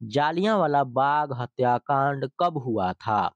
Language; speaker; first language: Hindi; native; Hindi